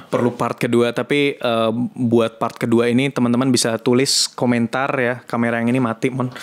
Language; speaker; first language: Indonesian; native; Indonesian